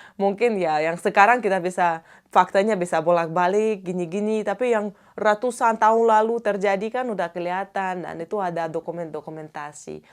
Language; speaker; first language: Indonesian; non-native, fluent; Russian